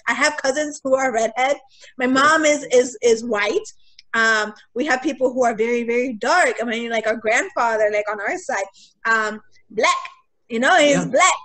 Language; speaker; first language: English; early bilingual, other home language; Spanish